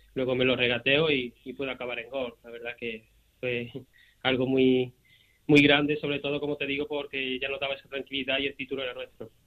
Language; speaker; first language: Spanish; native; Spanish